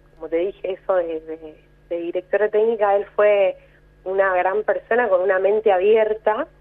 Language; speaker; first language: Spanish; native; Spanish